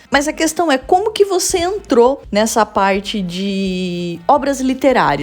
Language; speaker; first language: Portuguese; native; Portuguese